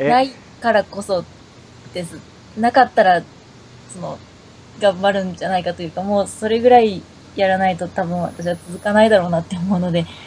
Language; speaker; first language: Japanese; native; Japanese